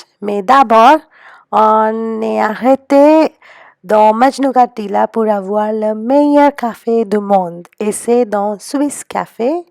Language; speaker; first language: French; non-native, learner; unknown